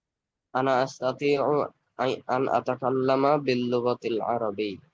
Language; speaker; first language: Arabic; non-native, learner; Bangla